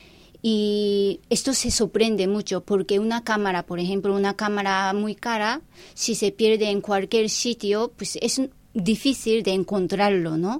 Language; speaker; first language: Spanish; non-native, fluent; Japanese